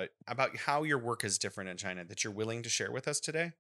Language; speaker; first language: English; native; English